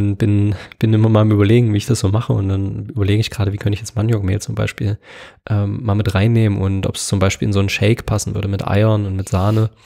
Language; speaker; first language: German; native; German